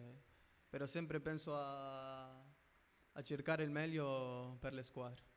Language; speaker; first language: Italian; non-native, fluent; Spanish